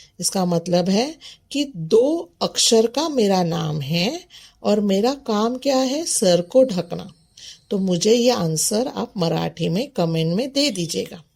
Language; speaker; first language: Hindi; non-native, local second language; Marathi